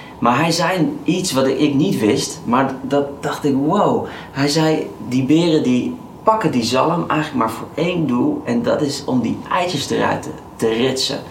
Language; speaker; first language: Dutch; native; Dutch